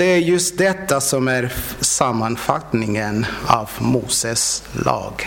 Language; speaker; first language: Swedish; non-native, fluent; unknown